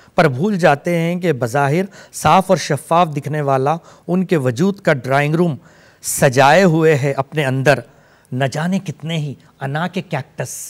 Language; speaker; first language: Hindi; non-native, local second language; Urdu